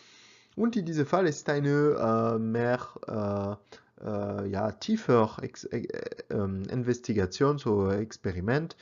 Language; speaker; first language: German; non-native, learner; French